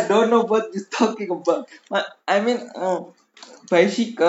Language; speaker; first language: English; non-native, learner; Indonesian